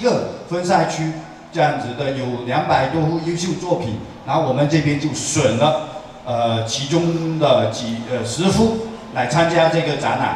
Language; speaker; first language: Chinese; native; Chinese